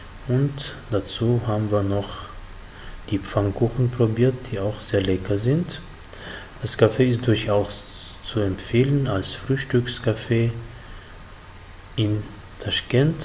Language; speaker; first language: German; non-native, fluent; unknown